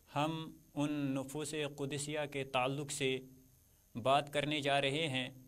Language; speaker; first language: Urdu; non-native, local second language; Kashmiri